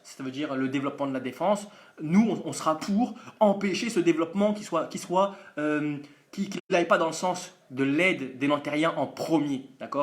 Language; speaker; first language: French; native; French